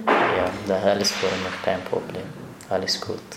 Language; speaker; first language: German; non-native, learner; Persian